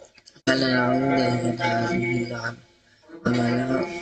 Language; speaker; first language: Arabic; non-native, learner; Bangla